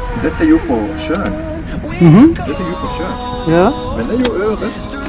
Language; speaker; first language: Norwegian; non-native, fluent; Turkish